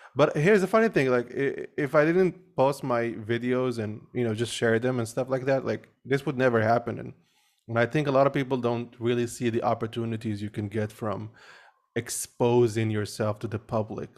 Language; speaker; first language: English; early bilingual, other home language; Arabic